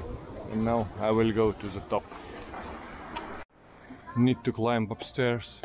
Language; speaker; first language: English; non-native, fluent; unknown